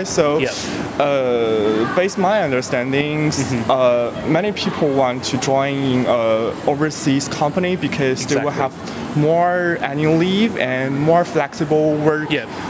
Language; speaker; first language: English; non-native, learner; Chinese